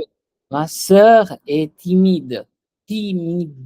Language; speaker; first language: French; non-native, fluent; Hindi